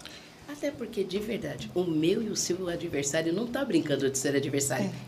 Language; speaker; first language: Portuguese; native; Portuguese